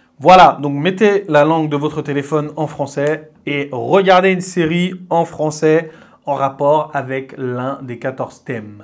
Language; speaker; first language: French; native; French